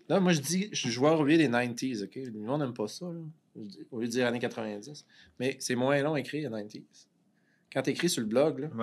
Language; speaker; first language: French; native; French